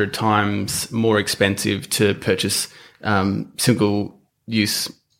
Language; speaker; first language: English; native; English